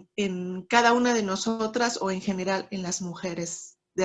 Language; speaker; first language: Spanish; native; Spanish